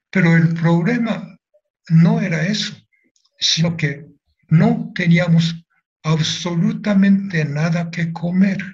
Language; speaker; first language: Spanish; non-native, fluent; Japanese